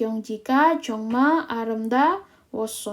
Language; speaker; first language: Korean; non-native, fluent; Indonesian